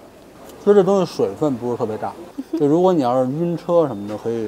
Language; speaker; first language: Chinese; native; Chinese